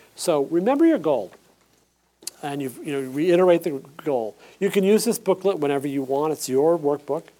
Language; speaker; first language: English; native; English